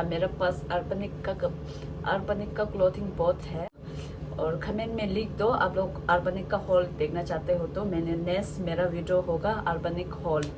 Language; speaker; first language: Hindi; non-native, fluent; Tibetan